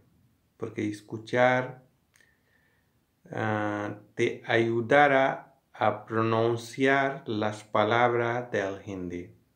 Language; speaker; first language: Spanish; non-native, learner; Hindi